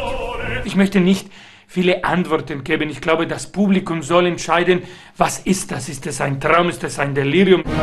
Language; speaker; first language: German; non-native, fluent; Spanish